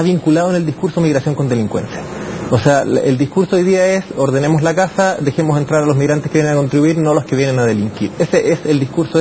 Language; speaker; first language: Spanish; native; Spanish